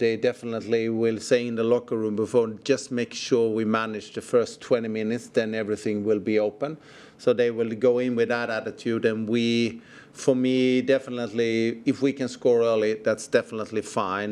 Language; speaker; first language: English; non-native, fluent; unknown